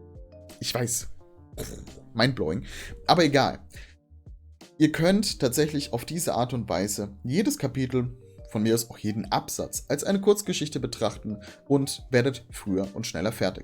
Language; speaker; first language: German; native; German